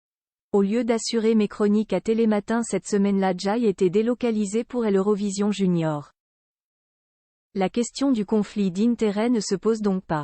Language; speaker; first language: French; native; French